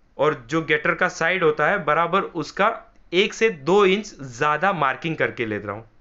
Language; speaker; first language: Hindi; non-native, local second language; Marathi